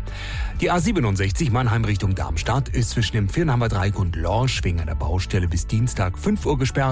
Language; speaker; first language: German; native; German